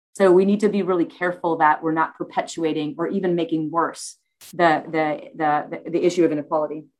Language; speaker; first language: English; native; English